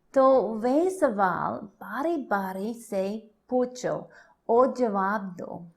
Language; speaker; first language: Hindi; non-native, learner; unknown